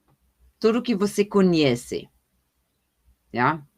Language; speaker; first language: Portuguese; non-native, fluent; German